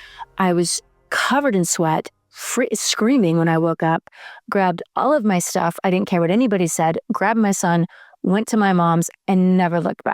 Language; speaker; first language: English; native; English